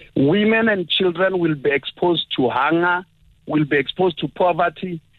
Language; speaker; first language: English; non-native, local second language; Tsonga